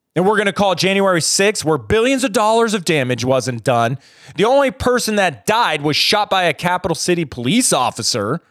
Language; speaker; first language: English; native; English